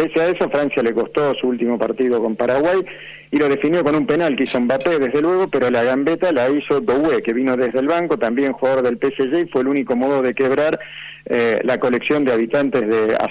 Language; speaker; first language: Spanish; native; Spanish